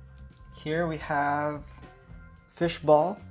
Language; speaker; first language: English; non-native, local second language; Filipino